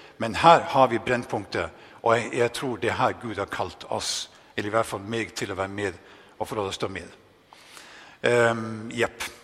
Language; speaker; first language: Norwegian; native; Norwegian